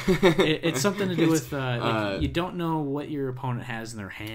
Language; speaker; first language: English; native; English